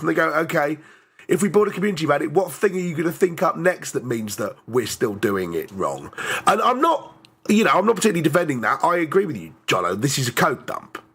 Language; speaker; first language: English; native; English